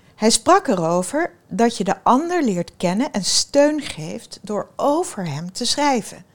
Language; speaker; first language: Dutch; early bilingual, other home language; Swedish